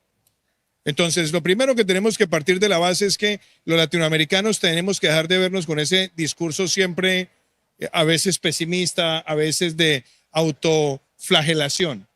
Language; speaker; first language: Spanish; native; Spanish